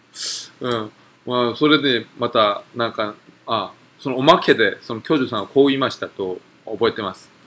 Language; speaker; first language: Japanese; non-native, fluent; Korean